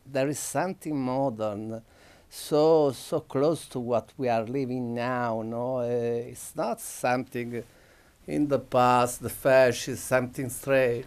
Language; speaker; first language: English; non-native, learner; Italian